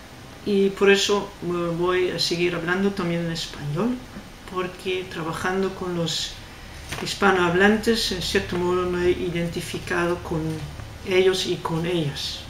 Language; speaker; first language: Spanish; non-native, fluent; Dutch